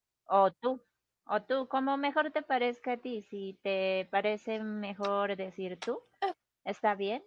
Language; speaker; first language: Spanish; native; Spanish